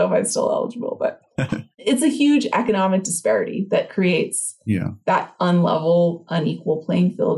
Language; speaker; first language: English; native; English